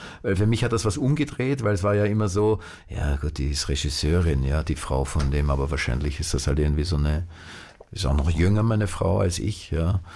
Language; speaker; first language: German; native; German